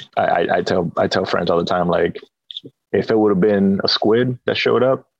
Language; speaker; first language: English; early bilingual, other home language; Spanish